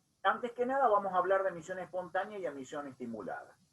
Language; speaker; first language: Spanish; native; Spanish